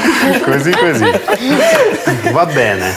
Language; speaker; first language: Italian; non-native, fluent; Russian